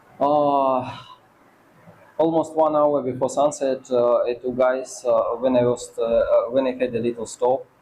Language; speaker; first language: English; non-native, learner; Russian